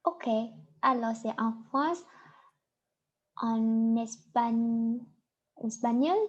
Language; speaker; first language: French; non-native, learner; Chinese